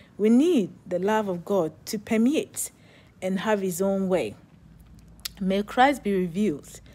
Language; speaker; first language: English; non-native, local second language; Akan